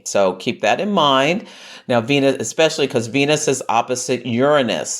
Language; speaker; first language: English; native; English